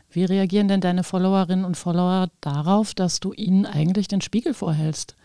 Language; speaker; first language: German; native; German